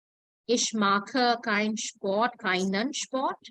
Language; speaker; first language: German; non-native, learner; Hindi